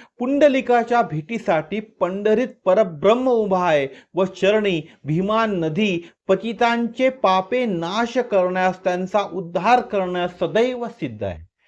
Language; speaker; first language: Marathi; native; Marathi